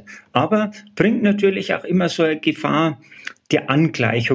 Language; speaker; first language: German; native; German